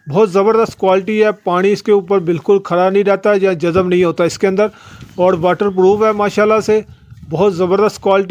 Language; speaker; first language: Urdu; non-native, local second language; Punjabi